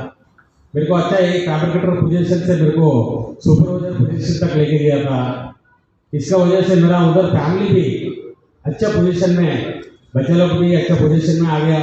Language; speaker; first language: Hindi; non-native, local second language; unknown